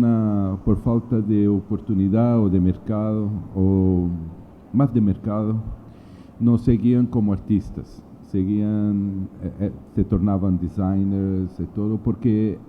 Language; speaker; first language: Spanish; non-native, learner; Portuguese